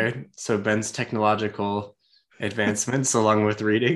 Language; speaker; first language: English; native; English